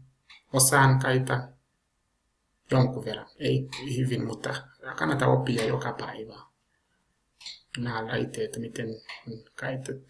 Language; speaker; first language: Finnish; non-native, learner; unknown